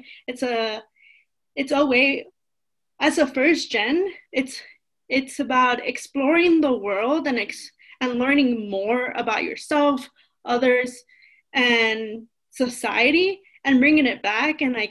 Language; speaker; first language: English; early bilingual, other home language; Spanish